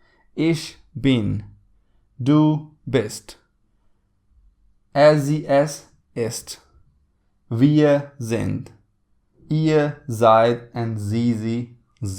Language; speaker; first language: German; non-native, learner; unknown